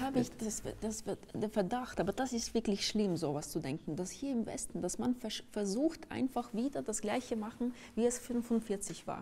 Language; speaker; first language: German; non-native, fluent; Ukrainian